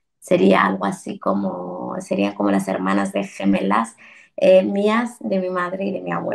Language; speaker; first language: Spanish; early bilingual, other home language; Arabic